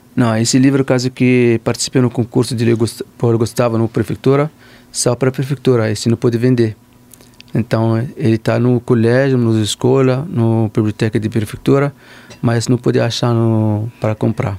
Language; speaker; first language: Portuguese; non-native, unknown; Arabic